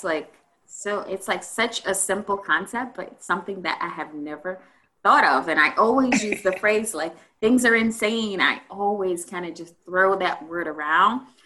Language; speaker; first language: English; native; English